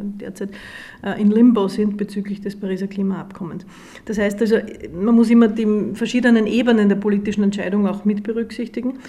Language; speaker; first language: German; native; German